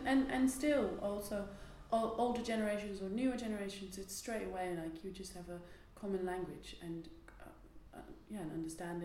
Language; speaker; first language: English; non-native, fluent; Dutch